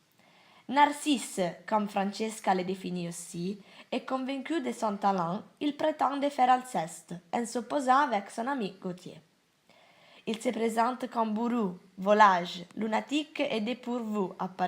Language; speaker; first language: French; non-native, learner; Italian